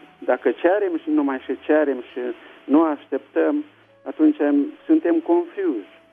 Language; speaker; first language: Romanian; native; Romanian